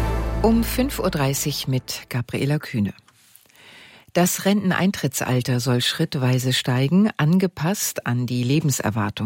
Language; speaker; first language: German; native; German